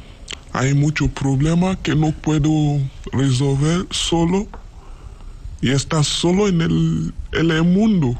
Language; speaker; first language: Spanish; non-native, learner; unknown